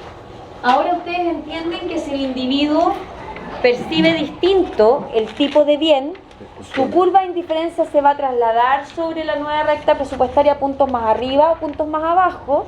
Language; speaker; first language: Spanish; native; Spanish